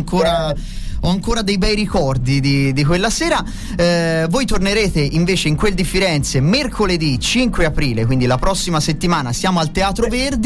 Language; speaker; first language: Italian; native; Italian